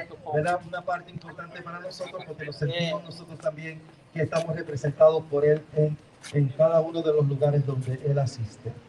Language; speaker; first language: Spanish; native; Spanish